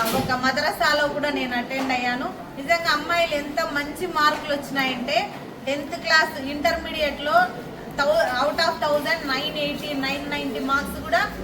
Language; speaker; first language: Telugu; native; Telugu